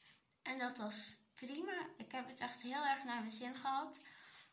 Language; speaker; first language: Dutch; native; Dutch